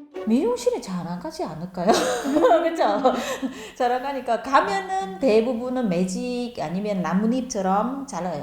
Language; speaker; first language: Korean; non-native, learner; Vietnamese